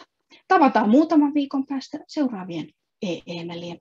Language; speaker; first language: Finnish; native; Finnish